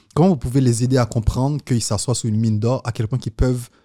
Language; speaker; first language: French; non-native, local second language; Haitian Creole